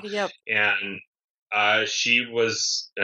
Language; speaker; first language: English; native; English